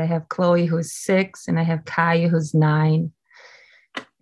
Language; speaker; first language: English; non-native, fluent; Portuguese